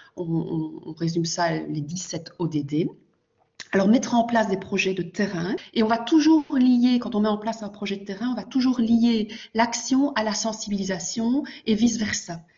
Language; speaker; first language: French; native; French